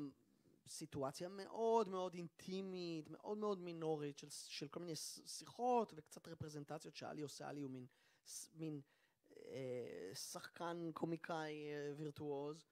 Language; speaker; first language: Hebrew; native; Hebrew